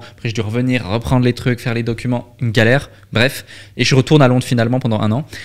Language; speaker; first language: French; native; French